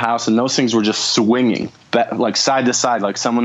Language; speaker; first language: English; native; English